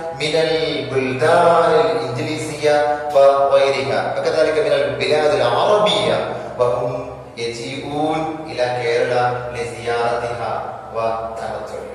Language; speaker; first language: Arabic; non-native, fluent; Malayalam